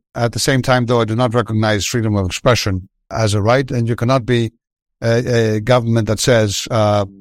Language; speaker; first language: English; non-native, fluent; Greek